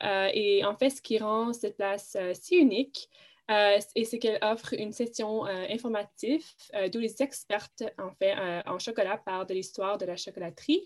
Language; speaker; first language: French; non-native, fluent; English